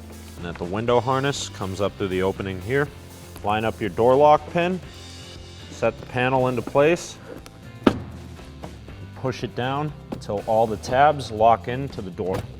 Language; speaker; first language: English; native; English